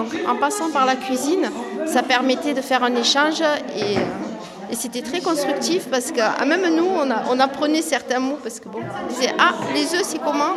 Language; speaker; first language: French; native; French